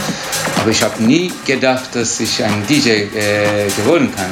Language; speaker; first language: German; non-native, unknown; Turkish